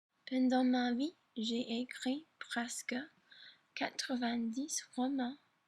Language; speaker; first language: French; non-native, learner; English